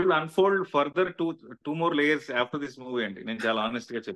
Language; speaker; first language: Telugu; native; Telugu